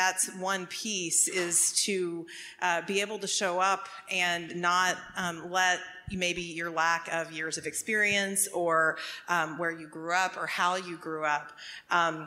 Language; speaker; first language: English; native; English